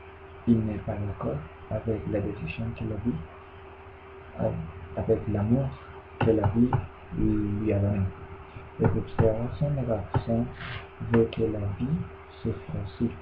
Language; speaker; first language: French; non-native, learner; Spanish